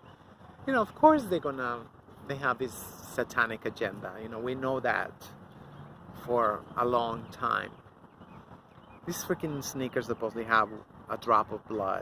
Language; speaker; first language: English; non-native, fluent; Spanish